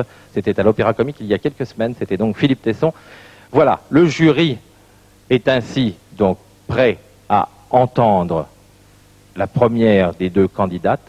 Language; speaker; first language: French; native; French